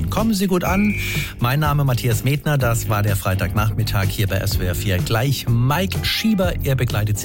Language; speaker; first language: German; native; German